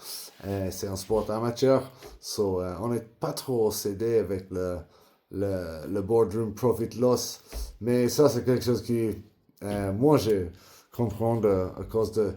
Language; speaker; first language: French; non-native, learner; English